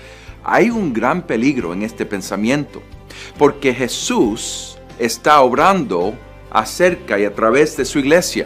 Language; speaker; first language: Spanish; non-native, fluent; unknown